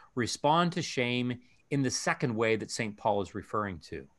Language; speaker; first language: English; native; English